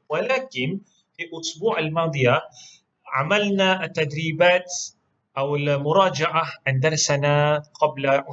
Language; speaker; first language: Arabic; non-native, local second language; Malay